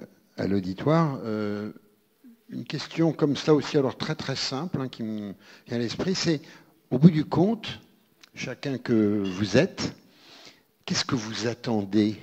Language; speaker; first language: French; native; French